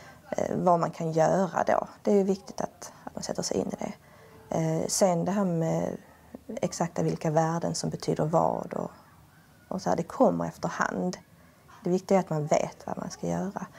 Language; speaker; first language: Swedish; native; Swedish